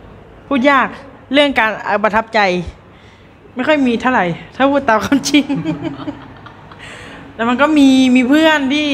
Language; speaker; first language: Thai; native; Thai